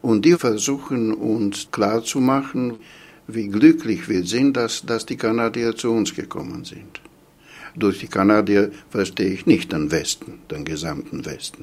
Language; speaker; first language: German; non-native, fluent; Romanian